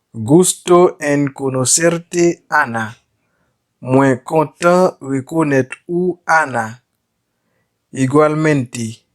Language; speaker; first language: Spanish; non-native, learner; Haitian Creole